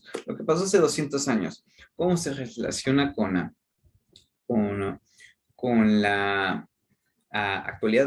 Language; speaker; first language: Spanish; native; Spanish